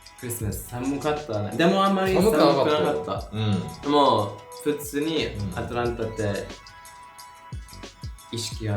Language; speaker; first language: Japanese; non-native, learner; English